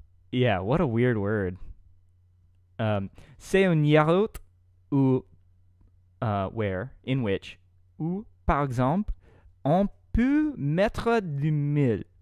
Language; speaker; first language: French; non-native, learner; English